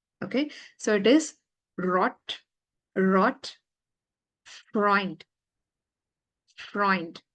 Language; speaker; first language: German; non-native, fluent; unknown